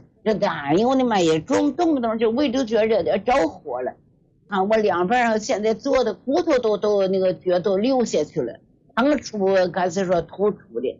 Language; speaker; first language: Chinese; native; Chinese